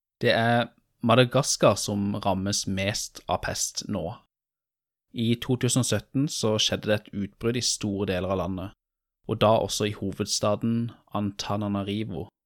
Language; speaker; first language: Norwegian; native; Norwegian